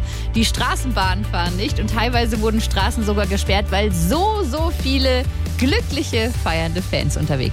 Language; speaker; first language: German; native; German